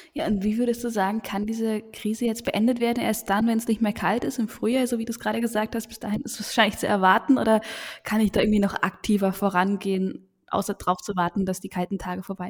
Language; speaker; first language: German; native; German